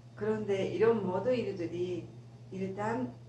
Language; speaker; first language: Korean; non-native, fluent; Japanese